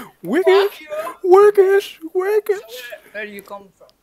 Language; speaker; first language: English; non-native, learner; Indonesian